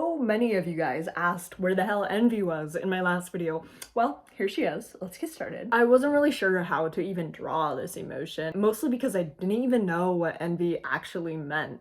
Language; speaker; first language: English; native; English